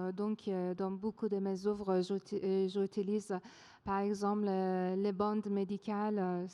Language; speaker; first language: French; non-native, fluent; Persian